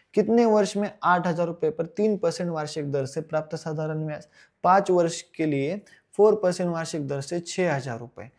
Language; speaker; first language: Hindi; non-native, local second language; Marathi